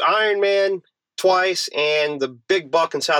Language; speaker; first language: English; native; English